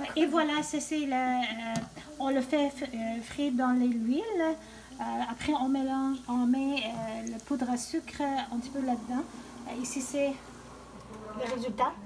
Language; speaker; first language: French; non-native, learner; Persian